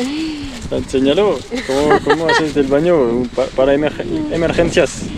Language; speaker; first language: Spanish; non-native, learner; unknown